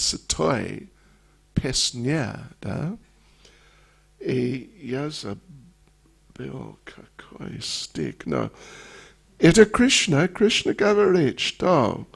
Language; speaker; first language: Russian; non-native, learner; English